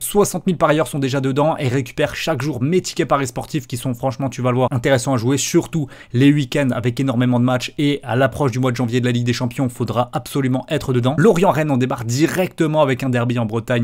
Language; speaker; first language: French; native; French